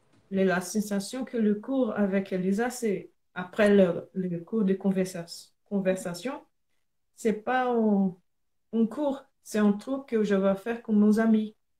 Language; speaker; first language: French; non-native, learner; Portuguese